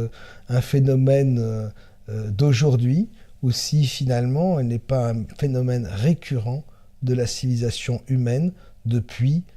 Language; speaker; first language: French; native; French